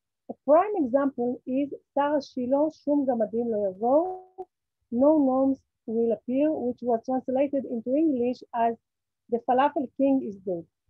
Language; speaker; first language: English; non-native, fluent; Hebrew